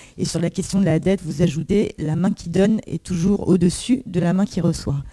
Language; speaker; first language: French; native; French